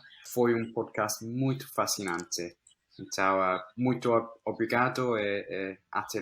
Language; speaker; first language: Portuguese; non-native, fluent; English